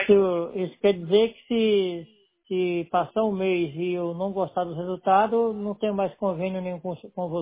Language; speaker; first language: Spanish; non-native, learner; Portuguese